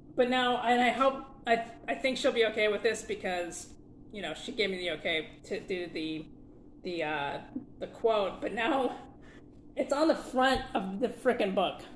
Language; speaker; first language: English; native; English